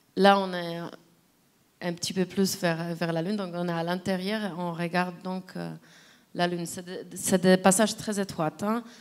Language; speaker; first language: French; non-native, fluent; Polish